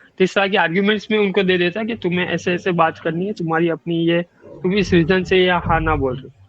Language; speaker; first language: Hindi; non-native, local second language; Gujarati